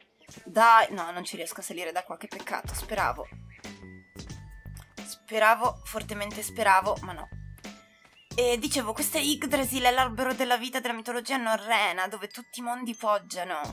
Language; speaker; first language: Italian; native; Italian